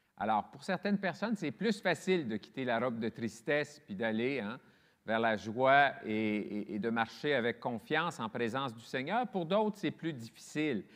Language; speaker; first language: French; native; French